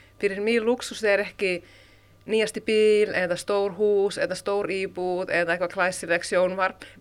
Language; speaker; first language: Icelandic; non-native, fluent; Finnish